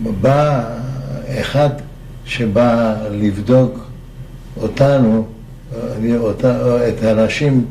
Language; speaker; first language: Hebrew; non-native, fluent; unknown